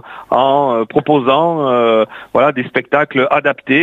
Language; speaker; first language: French; native; French